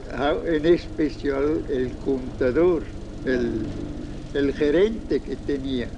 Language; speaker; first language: Spanish; non-native, fluent; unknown